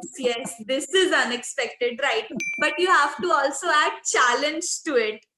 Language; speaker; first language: English; non-native, local second language; Hindi